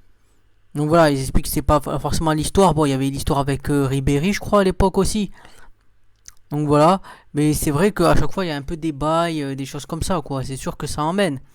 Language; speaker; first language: French; native; French